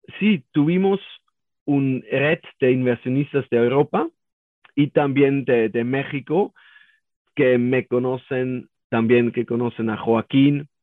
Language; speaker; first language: Spanish; non-native, learner; German